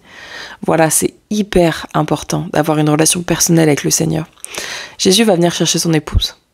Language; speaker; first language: French; native; French